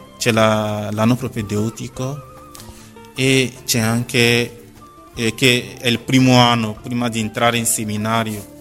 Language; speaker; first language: Italian; non-native, fluent; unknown